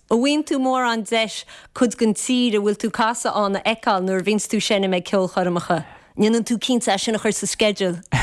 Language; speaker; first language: Irish; native; Irish